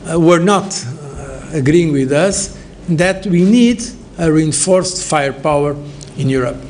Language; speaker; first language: English; non-native, fluent; Portuguese